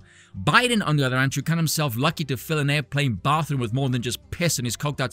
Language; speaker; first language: English; native; English